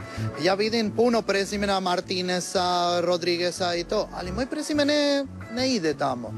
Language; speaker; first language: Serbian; non-native, learner; Spanish